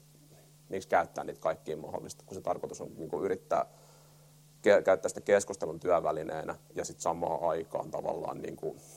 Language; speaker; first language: Finnish; native; Finnish